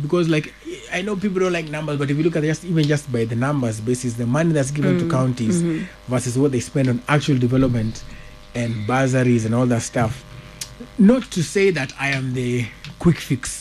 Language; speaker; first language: English; non-native, local second language; Luo (Kenya and Tanzania)